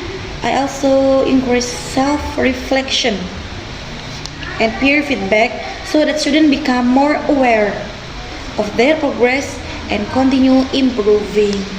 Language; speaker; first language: English; non-native, fluent; Indonesian